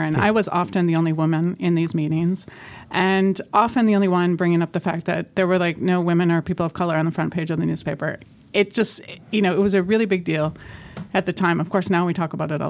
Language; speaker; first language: English; native; English